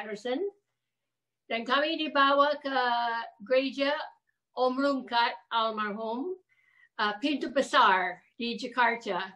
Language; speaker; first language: Indonesian; non-native, fluent; English